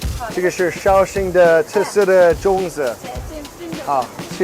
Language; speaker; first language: Chinese; non-native, learner; English